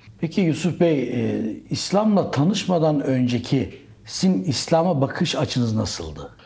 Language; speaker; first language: Turkish; native; Turkish